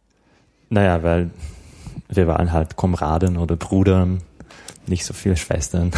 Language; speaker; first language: German; non-native, fluent; Slovak